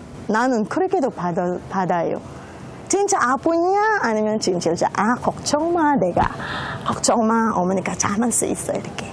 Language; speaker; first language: Korean; non-native, learner; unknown